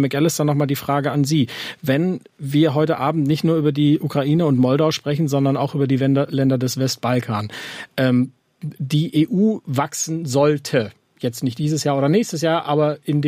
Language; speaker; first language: German; native; German